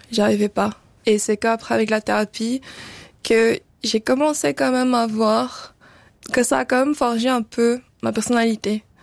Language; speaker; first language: French; early bilingual, other home language; Portuguese